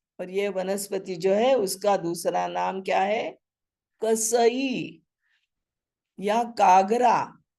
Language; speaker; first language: Hindi; non-native, local second language; Marathi